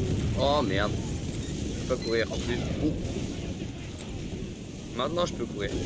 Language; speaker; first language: French; native; French